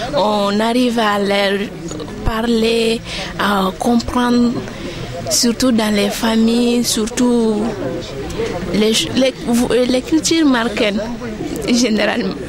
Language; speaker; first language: French; non-native, local second language; Bambara